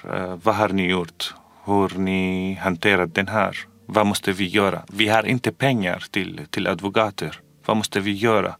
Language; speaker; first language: Swedish; non-native, fluent; Arabic